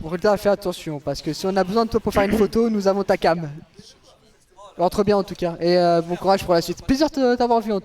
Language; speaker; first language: French; native; French